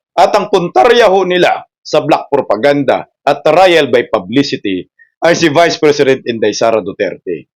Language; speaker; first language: Filipino; non-native, local second language; Cebuano